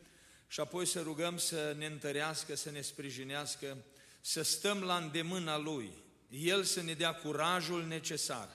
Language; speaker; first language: Romanian; native; Romanian